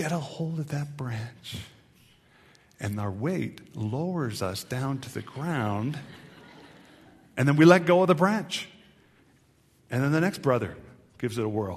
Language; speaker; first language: English; native; English